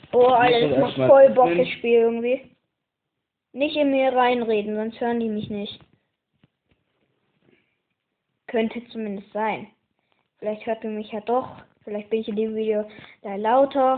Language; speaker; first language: German; native; German